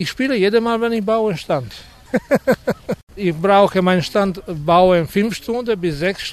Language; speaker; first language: German; non-native, learner; Croatian